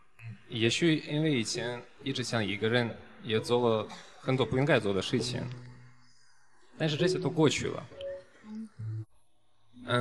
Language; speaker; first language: Chinese; non-native, fluent; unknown